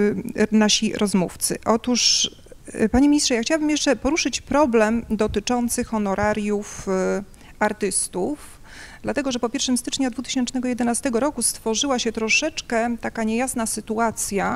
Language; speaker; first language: Polish; native; Polish